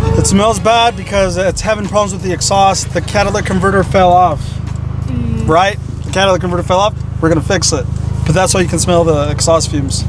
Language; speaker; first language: English; native; English